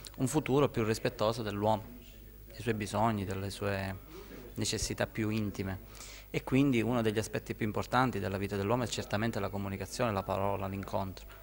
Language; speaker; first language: Italian; native; Italian